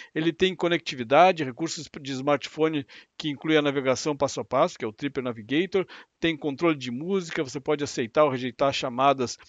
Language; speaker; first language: Portuguese; native; Portuguese